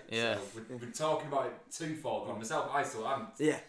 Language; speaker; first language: English; native; English